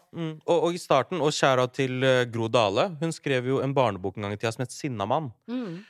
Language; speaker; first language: Norwegian; native; Norwegian